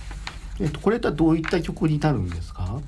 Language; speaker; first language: Japanese; native; Japanese